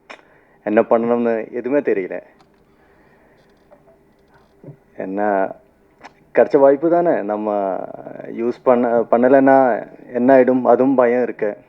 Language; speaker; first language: Tamil; non-native, learner; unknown